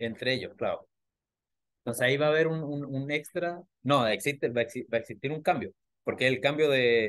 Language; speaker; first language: Spanish; native; Spanish